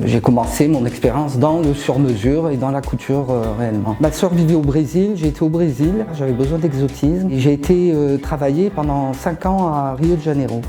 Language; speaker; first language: French; non-native, local second language; Arabic